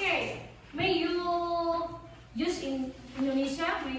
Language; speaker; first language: English; non-native, local second language; Indonesian